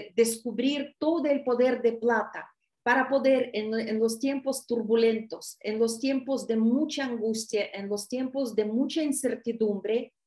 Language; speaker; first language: Spanish; non-native, fluent; Russian